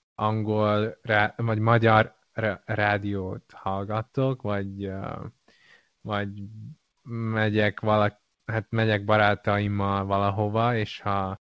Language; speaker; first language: Hungarian; non-native, fluent; Chinese